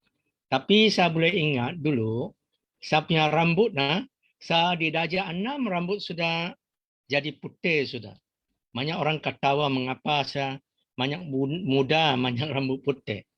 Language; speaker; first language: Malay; non-native, local second language; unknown